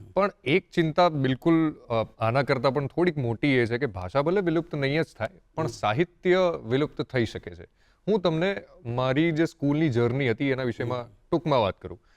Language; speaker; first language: Gujarati; native; Gujarati